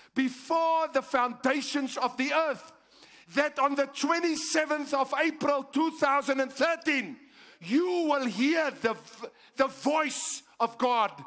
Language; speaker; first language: English; non-native, local second language; Afrikaans